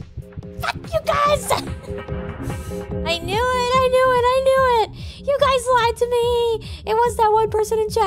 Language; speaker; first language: English; native; English